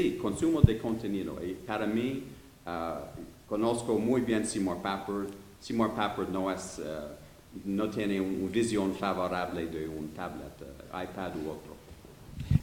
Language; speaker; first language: Spanish; non-native, learner; English